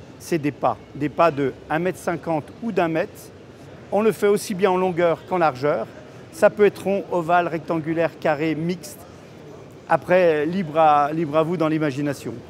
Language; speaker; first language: French; native; French